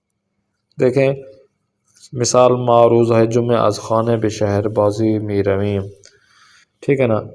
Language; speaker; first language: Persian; non-native, fluent; Urdu